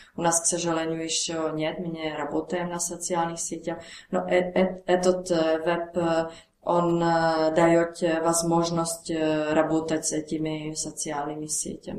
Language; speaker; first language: Russian; non-native, learner; Czech